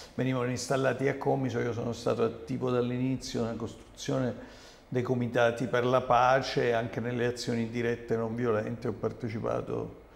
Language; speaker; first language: Italian; native; Italian